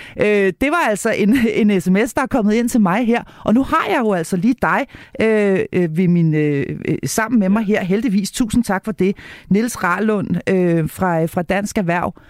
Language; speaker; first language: Danish; native; Danish